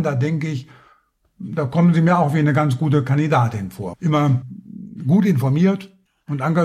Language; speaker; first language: German; native; German